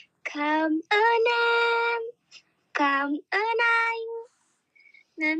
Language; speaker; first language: Vietnamese; non-native, learner; Indonesian